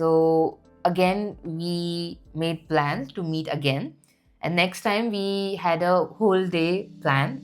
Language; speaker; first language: English; non-native, local second language; Hindi